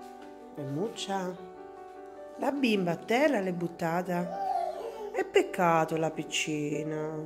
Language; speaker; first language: Italian; native; Italian